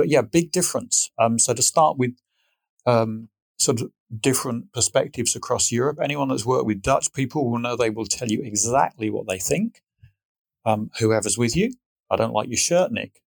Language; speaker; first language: English; native; English